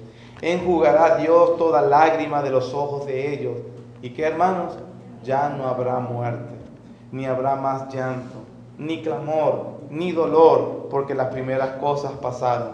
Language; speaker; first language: Spanish; native; Spanish